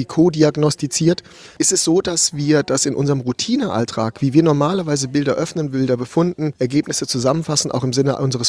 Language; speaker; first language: German; native; German